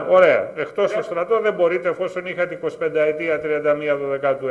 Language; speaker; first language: Greek; native; Greek